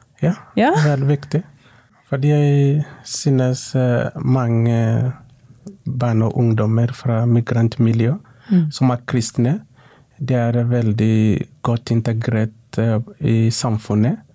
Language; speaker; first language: Norwegian; non-native, local second language; Swahili